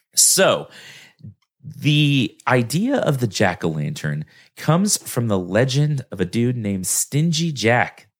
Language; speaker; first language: English; native; English